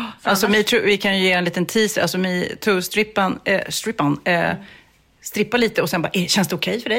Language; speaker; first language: Swedish; native; Swedish